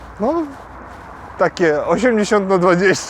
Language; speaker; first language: Polish; non-native, fluent; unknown